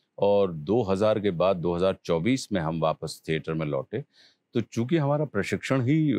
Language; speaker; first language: Hindi; native; Hindi